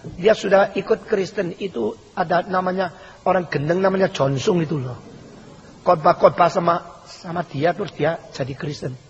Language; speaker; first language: Indonesian; early bilingual, other home language; Min Nan Chinese